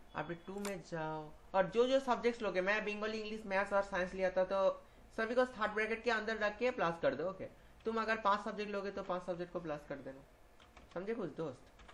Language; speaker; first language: Hindi; non-native, local second language; Bangla